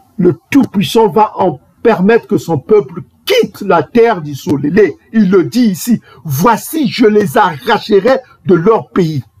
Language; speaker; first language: French; non-native, local second language; Kongo